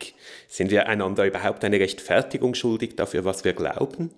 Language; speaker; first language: German; native; German